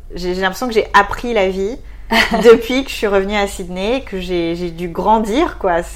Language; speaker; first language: French; native; French